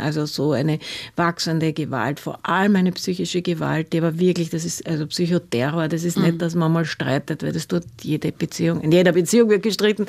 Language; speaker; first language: German; native; German